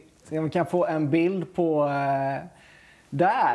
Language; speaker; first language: Swedish; native; Swedish